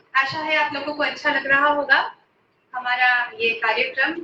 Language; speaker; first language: Hindi; non-native, local second language; Bangla